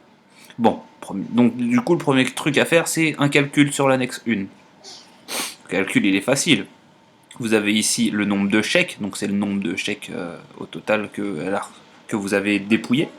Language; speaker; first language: French; native; French